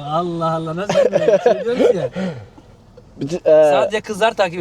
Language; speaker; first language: Turkish; early bilingual, other home language; Somali